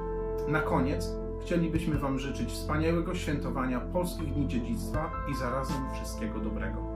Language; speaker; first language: Polish; native; Polish